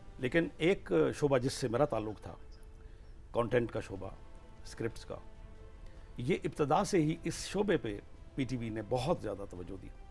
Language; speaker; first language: Urdu; non-native, local second language; Punjabi